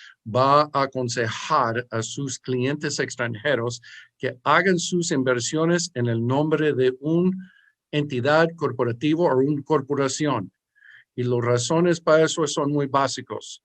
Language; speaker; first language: Spanish; early bilingual, heritage; English